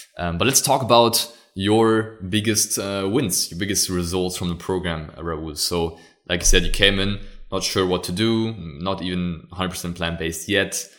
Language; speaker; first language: English; non-native, fluent; German